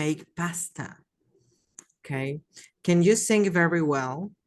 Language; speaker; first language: English; non-native, fluent; Spanish